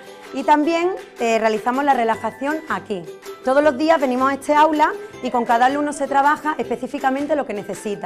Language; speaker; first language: Spanish; native; Spanish